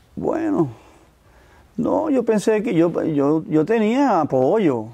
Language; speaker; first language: Spanish; native; Spanish